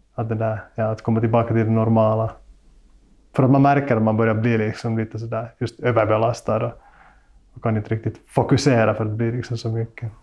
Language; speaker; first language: Swedish; native; Swedish